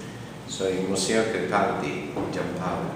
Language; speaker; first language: Spanish; non-native, fluent; Italian